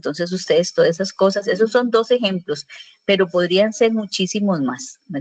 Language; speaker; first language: Spanish; native; Spanish